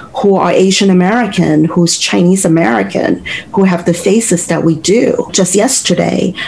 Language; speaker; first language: English; non-native, local second language; Cantonese